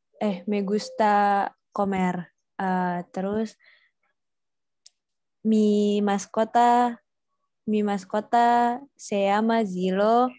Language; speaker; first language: Spanish; non-native, learner; Indonesian